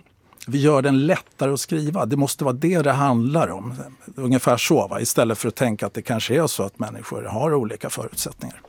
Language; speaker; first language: Swedish; native; Swedish